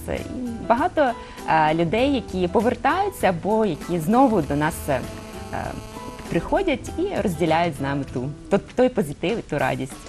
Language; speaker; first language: Ukrainian; non-native, local second language; Russian